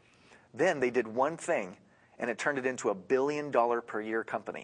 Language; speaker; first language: English; native; English